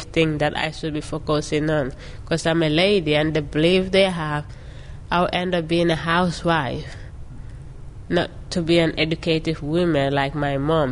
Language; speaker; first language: English; non-native, local second language; Mandingo